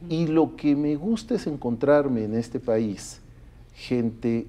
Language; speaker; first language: Spanish; native; Spanish